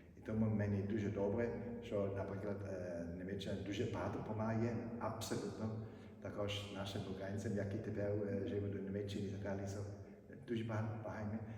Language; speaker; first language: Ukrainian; non-native, fluent; German